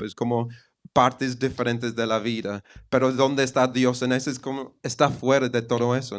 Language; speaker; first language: Spanish; non-native, fluent; English